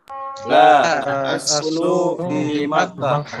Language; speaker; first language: Arabic; non-native, learner; Indonesian